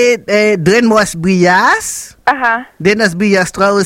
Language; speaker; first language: French; native; French